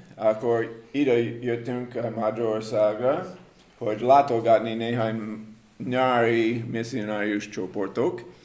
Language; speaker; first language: Hungarian; non-native, learner; English